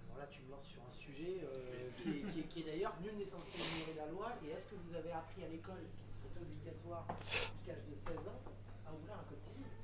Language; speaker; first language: French; native; French